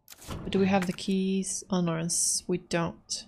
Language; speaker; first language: English; native; English